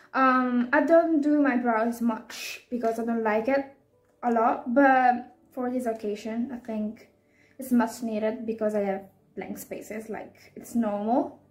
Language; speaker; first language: English; non-native, fluent; Italian